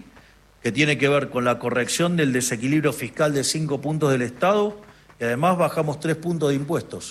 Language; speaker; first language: Spanish; native; Spanish